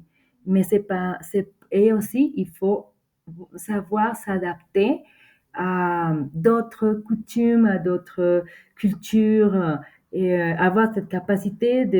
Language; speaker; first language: French; non-native, fluent; Spanish